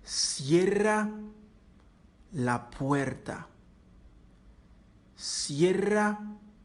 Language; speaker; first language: Spanish; non-native, learner; Haitian Creole